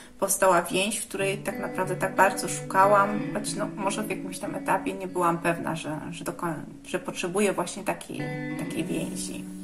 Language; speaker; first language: Polish; early bilingual, heritage; Polish